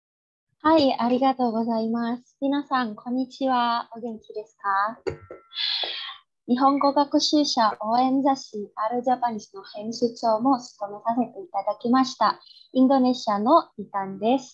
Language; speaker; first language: Japanese; non-native, fluent; Indonesian